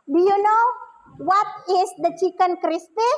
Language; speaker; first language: English; non-native, learner; Indonesian